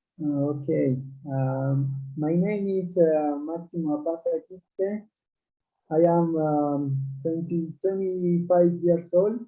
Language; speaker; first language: English; non-native, learner; Quechua